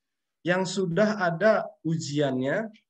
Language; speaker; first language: Indonesian; native; Indonesian